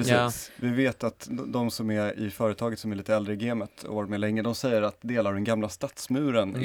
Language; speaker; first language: Swedish; native; Swedish